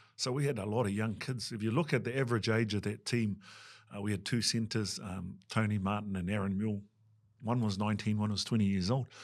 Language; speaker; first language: English; native; English